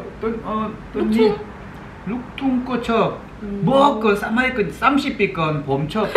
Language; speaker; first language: Thai; non-native, learner; Korean